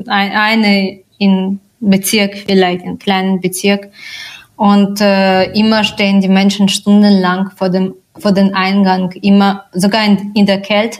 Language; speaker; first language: German; non-native, fluent; Russian